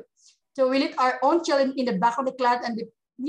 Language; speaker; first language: English; non-native, local second language; Hiligaynon